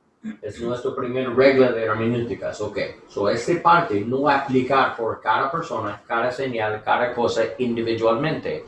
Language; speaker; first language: Spanish; non-native, learner; English